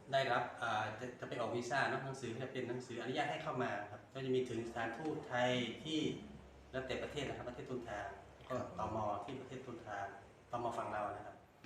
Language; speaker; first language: Thai; native; Thai